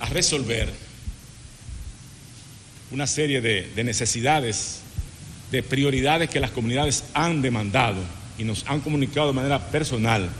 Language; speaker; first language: Spanish; native; Spanish